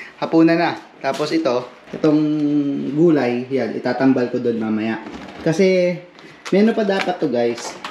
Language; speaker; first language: Filipino; native; Filipino